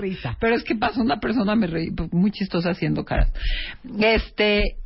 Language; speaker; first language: Spanish; native; Spanish